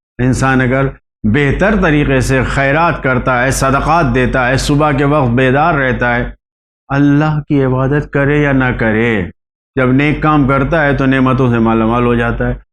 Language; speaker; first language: Urdu; native; Urdu